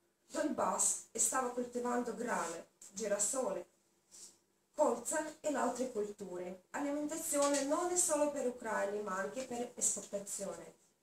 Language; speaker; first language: Italian; non-native, learner; Russian